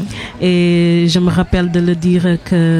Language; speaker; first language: French; non-native, learner; Portuguese